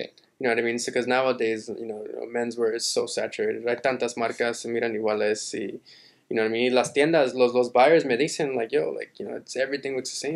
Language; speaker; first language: English; early bilingual, other home language; Spanish